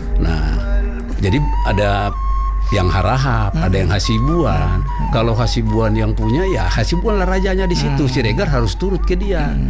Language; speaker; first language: Indonesian; non-native, local second language; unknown